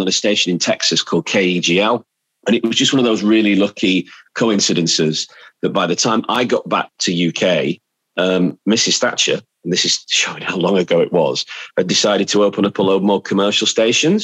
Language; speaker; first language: English; native; English